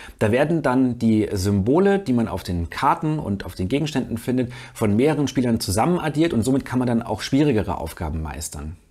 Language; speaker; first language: German; native; German